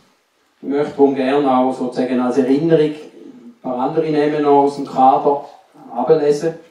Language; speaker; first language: German; native; German